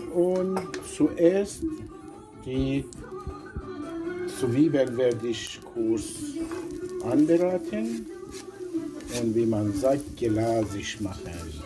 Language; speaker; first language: German; non-native, learner; Persian